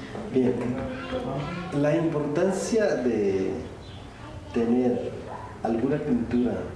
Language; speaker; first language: Spanish; non-native, local second language; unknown